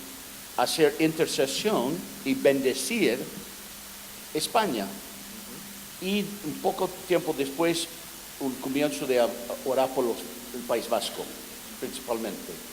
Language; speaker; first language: Spanish; non-native, fluent; English